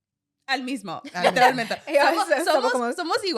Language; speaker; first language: Spanish; non-native, learner; English